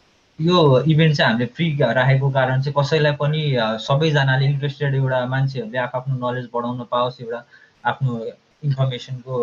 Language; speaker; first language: Nepali; native; Nepali